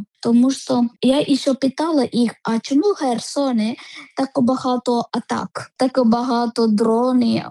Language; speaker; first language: Ukrainian; non-native, learner; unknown